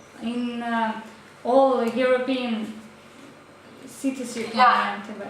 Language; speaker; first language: English; non-native, learner; Russian